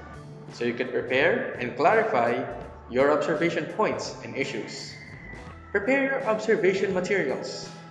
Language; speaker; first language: English; non-native, local second language; Filipino